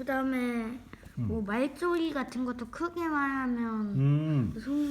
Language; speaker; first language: Korean; native; Korean